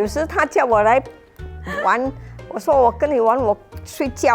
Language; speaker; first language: Chinese; native; Chinese